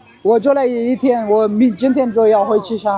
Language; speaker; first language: Chinese; non-native, learner; Amharic